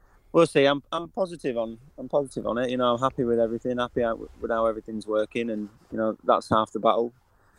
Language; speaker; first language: English; native; English